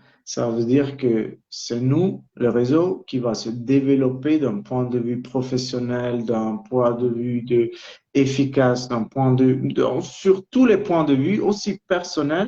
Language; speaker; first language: French; non-native, local second language; Italian